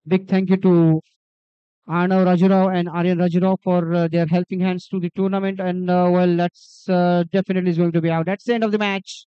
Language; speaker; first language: English; non-native, local second language; Marathi